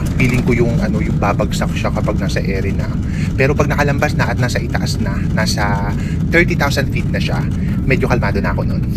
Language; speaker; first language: Filipino; native; Filipino